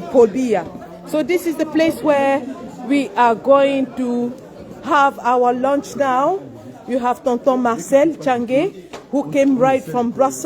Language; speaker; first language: English; non-native, local second language; French